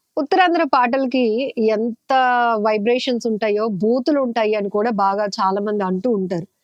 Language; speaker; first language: Telugu; native; Telugu